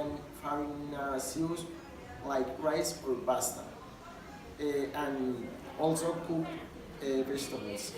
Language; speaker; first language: English; non-native, learner; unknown